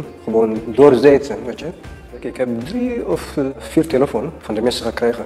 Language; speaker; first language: Dutch; non-native, fluent; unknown